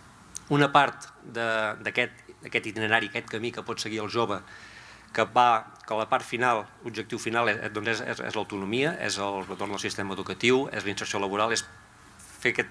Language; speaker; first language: Catalan; native; Catalan